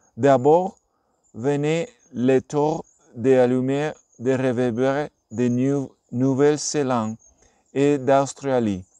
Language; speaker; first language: French; non-native, learner; Spanish